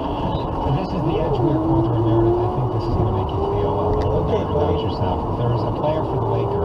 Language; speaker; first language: English; native; English